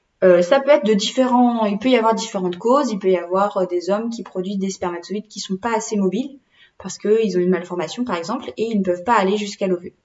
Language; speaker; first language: French; native; French